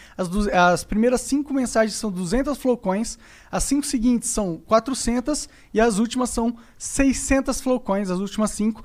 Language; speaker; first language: Portuguese; native; Portuguese